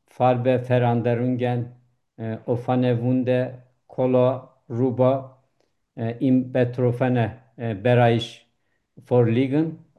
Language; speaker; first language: German; non-native, learner; Turkish